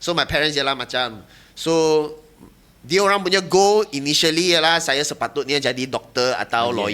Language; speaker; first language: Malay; non-native, local second language; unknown